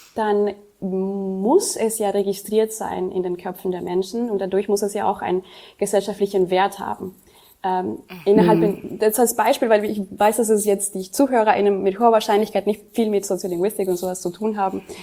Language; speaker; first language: German; non-native, fluent; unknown